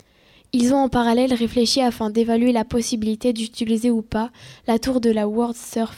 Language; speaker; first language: French; native; French